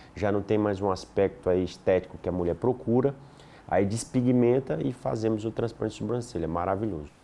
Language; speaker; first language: Portuguese; native; Portuguese